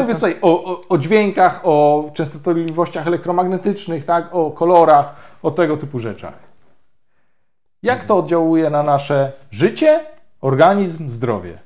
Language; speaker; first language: Polish; native; Polish